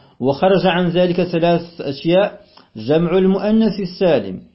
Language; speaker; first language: Arabic; non-native, fluent; French